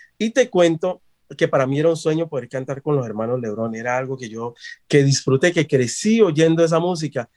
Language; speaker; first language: Spanish; native; Spanish